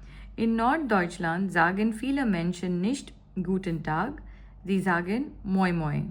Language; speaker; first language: German; non-native, learner; Gujarati